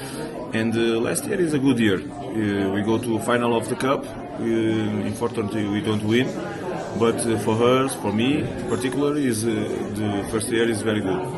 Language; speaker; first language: English; non-native, learner; Portuguese